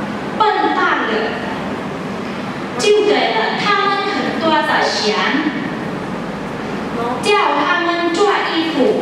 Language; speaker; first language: Chinese; non-native, learner; Thai